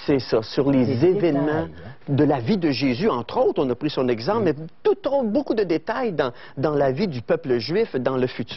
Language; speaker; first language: French; native; French